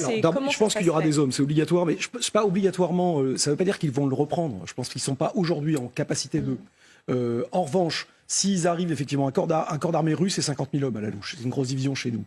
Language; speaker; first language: French; native; French